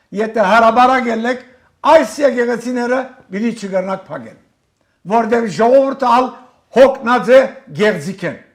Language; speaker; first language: Armenian; native; Armenian